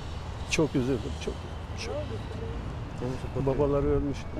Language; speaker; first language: Turkish; native; Turkish